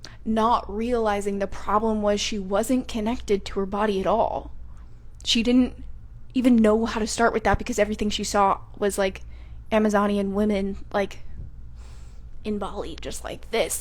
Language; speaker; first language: English; native; English